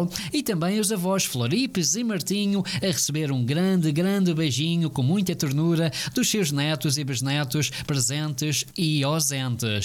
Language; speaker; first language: Portuguese; native; Portuguese